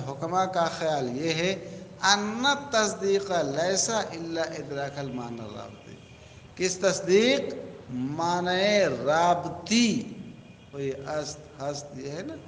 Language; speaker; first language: Urdu; native; Urdu